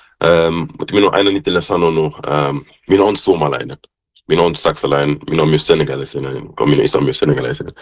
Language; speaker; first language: Finnish; early bilingual, heritage; German